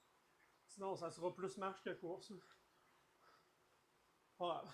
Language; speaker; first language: French; native; French